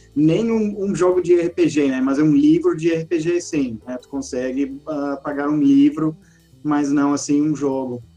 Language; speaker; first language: Portuguese; non-native, fluent; English